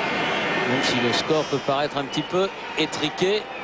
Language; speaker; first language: French; native; French